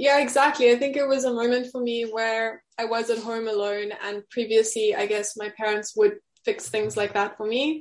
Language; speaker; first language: English; native; English